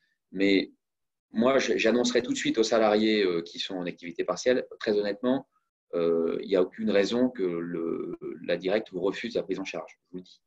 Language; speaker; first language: French; native; French